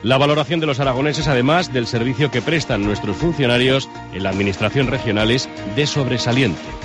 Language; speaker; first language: Spanish; native; Spanish